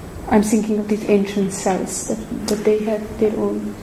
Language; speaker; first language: English; non-native, fluent; Hungarian